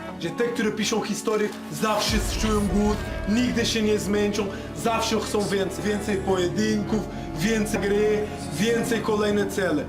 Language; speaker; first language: Polish; non-native, fluent; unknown